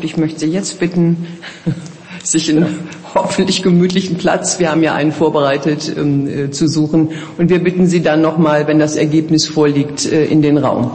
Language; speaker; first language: German; native; German